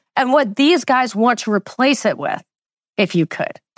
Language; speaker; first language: English; native; English